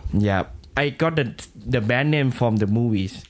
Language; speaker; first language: English; non-native, learner; Thai